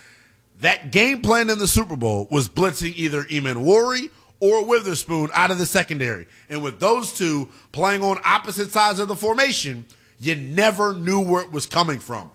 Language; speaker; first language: English; native; English